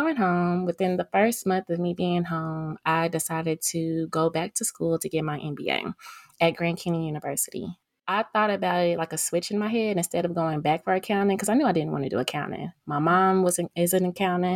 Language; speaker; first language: English; native; English